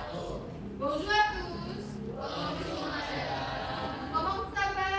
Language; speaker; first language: French; non-native, fluent; Indonesian